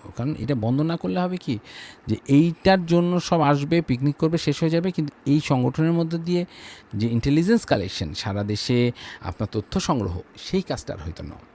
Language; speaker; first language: Bangla; native; Bangla